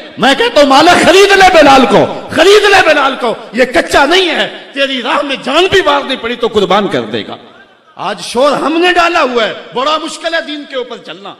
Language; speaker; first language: Urdu; non-native, local second language; Punjabi